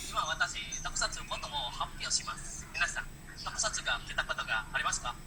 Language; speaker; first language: Japanese; non-native, learner; Indonesian